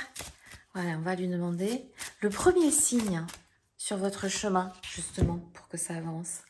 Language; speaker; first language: French; native; French